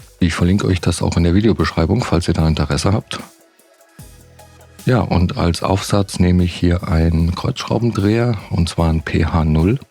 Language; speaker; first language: German; native; German